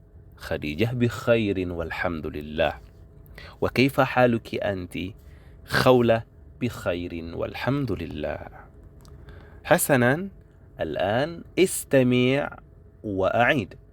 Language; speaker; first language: Arabic; non-native, fluent; Indonesian